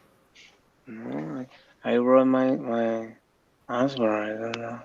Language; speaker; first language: English; non-native, learner; Spanish